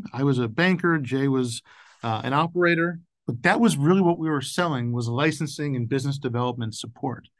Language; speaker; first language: English; native; English